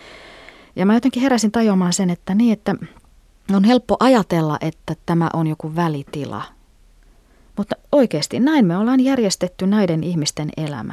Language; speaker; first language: Finnish; native; Finnish